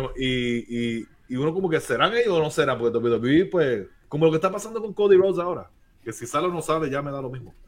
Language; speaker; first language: Spanish; native; Spanish